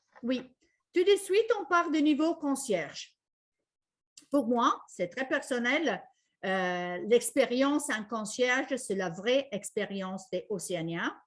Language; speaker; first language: French; non-native, fluent; Italian